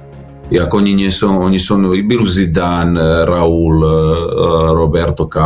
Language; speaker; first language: Polish; non-native, learner; Serbian